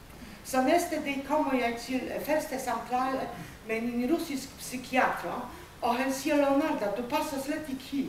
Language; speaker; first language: Danish; non-native, fluent; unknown